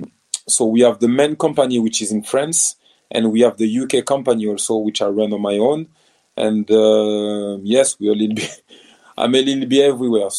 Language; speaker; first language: English; non-native, fluent; French